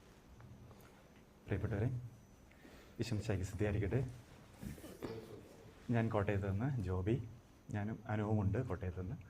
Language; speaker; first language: Malayalam; native; Malayalam